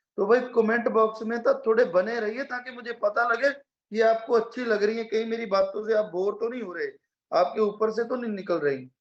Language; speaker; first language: Hindi; non-native, local second language; Punjabi